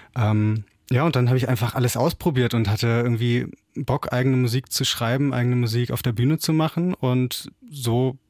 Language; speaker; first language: German; native; German